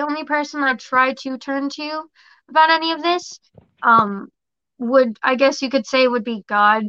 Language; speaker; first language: English; native; English